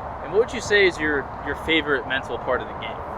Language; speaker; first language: English; native; English